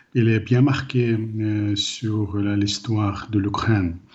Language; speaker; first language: French; non-native, learner; Ukrainian